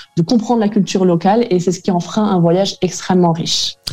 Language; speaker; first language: French; native; French